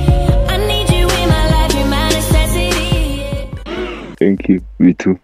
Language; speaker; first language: English; non-native, learner; Korean